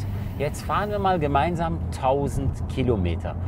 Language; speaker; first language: German; native; German